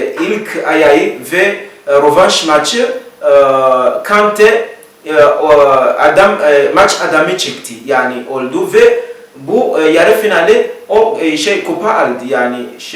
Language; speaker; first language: Turkish; non-native, learner; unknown